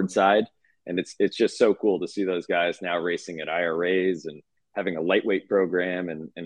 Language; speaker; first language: English; native; English